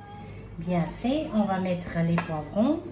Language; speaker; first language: French; non-native, fluent; Arabic